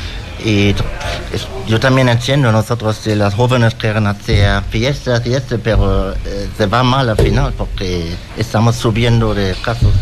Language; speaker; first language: Spanish; non-native, learner; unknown